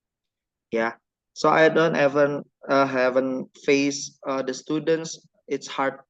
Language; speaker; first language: English; non-native, learner; Indonesian